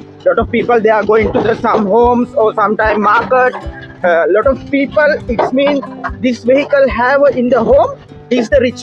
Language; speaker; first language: English; non-native, learner; Sinhala